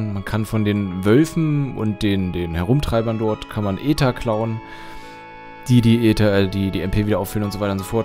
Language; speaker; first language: German; native; German